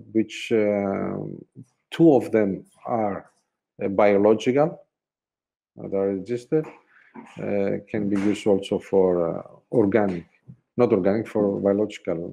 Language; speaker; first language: English; non-native, fluent; Greek